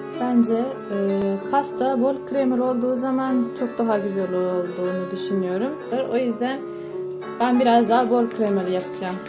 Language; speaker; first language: Turkish; non-native, fluent; Russian